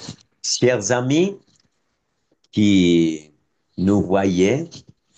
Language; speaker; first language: French; non-native, fluent; Spanish